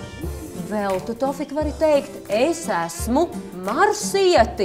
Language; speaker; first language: Latvian; native; Latvian